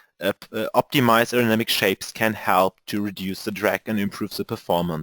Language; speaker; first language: English; non-native, fluent; German